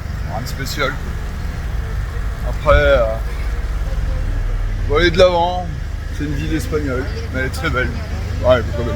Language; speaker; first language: French; native; French